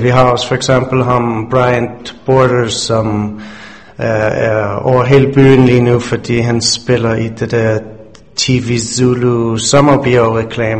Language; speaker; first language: Danish; non-native, fluent; English